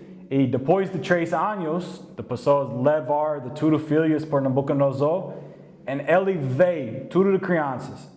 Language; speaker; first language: Portuguese; non-native, learner; English